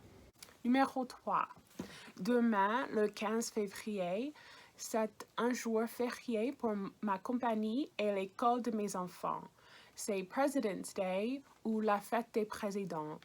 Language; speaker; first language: French; non-native, fluent; English